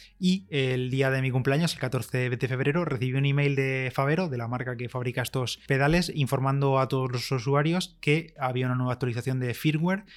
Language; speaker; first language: Spanish; native; Spanish